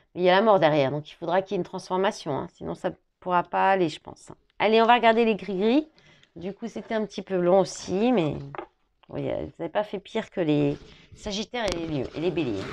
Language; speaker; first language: French; native; French